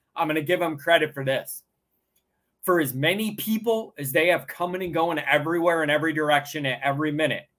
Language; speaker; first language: English; native; English